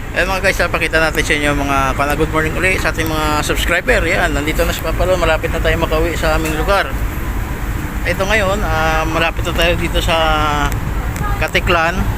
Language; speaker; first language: Filipino; non-native, local second language; Hiligaynon